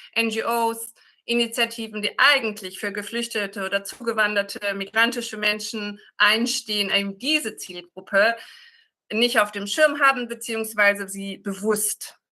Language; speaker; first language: German; native; German